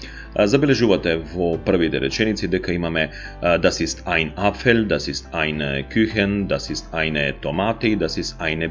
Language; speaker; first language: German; non-native, fluent; Macedonian